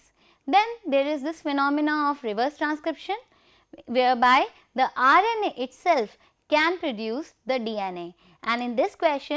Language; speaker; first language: English; non-native, local second language; Hindi